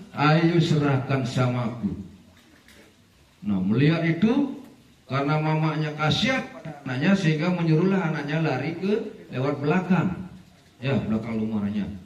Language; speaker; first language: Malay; non-native, local second language; Balinese